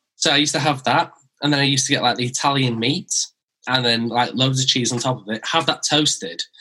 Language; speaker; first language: English; native; English